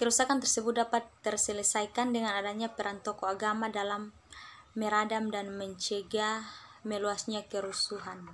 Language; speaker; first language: Indonesian; native; Indonesian